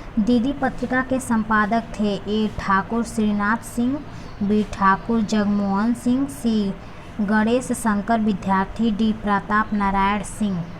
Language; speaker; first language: Hindi; native; Hindi